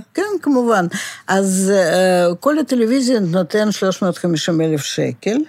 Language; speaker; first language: Hebrew; non-native, fluent; Russian